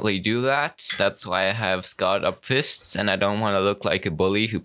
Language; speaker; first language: English; non-native, fluent; German